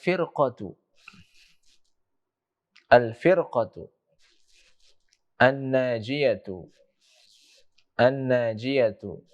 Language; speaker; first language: Arabic; non-native, fluent; Indonesian